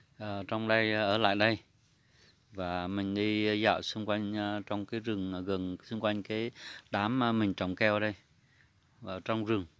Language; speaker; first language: Vietnamese; native; Vietnamese